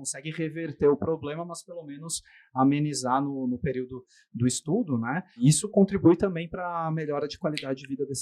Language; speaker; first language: Portuguese; native; Portuguese